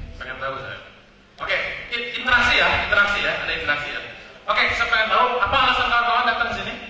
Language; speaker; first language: Indonesian; native; Indonesian